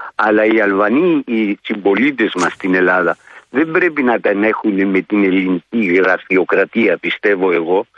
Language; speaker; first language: Greek; native; Greek